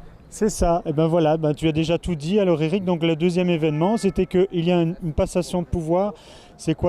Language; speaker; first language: French; native; French